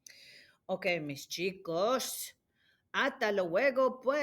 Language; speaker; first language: Spanish; non-native, fluent; English